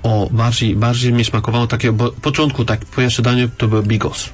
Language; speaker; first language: Polish; non-native, learner; French